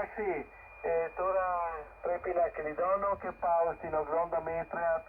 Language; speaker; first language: Greek; non-native, learner; Italian